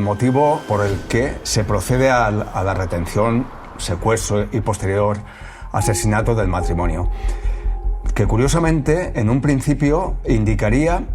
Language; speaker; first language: Spanish; native; Spanish